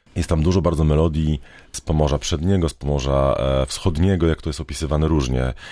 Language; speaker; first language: Polish; native; Polish